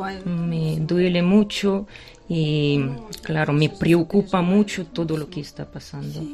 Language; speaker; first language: Spanish; non-native, fluent; Ukrainian